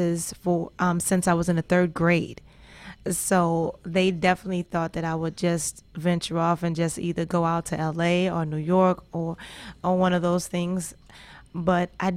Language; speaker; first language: English; native; English